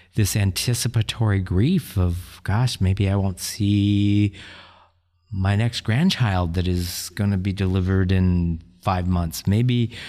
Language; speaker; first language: English; native; English